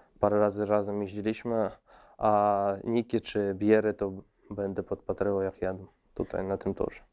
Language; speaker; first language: Polish; non-native, fluent; Russian